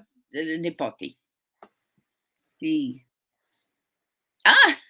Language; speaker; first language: Italian; early bilingual, heritage; Sicilian